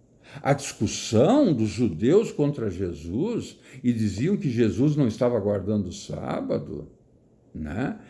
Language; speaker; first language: Portuguese; native; Portuguese